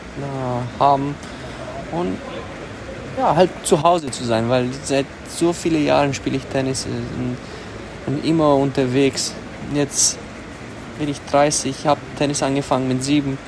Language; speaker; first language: German; early bilingual, other home language; Romanian